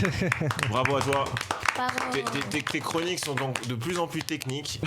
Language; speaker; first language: French; native; French